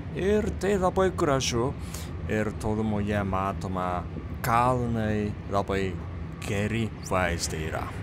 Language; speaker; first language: Lithuanian; non-native, fluent; Japanese